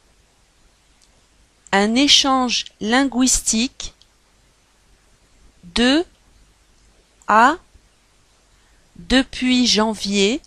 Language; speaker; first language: French; non-native, learner; Chinese